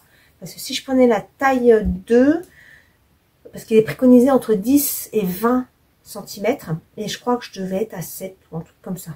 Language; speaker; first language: French; native; French